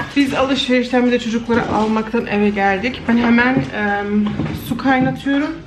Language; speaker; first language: Turkish; early bilingual, heritage; Turkish